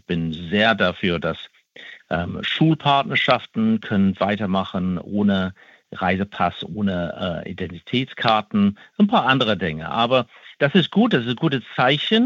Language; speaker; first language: German; non-native, fluent; English